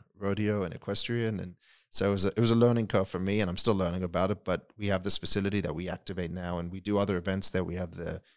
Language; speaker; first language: English; native; English